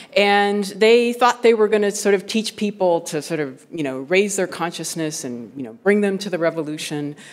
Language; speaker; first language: English; native; English